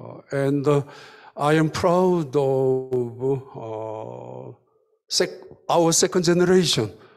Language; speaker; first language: English; non-native, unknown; Korean